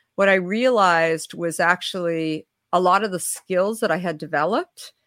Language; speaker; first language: English; native; English